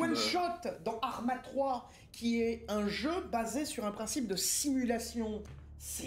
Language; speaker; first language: French; native; French